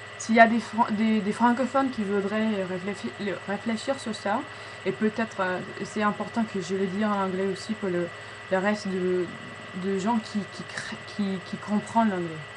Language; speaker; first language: French; non-native, fluent; English